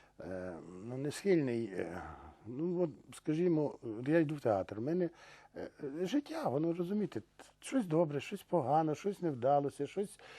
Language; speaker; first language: Ukrainian; native; Ukrainian